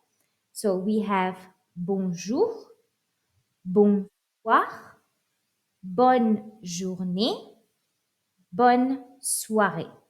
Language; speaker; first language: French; non-native, fluent; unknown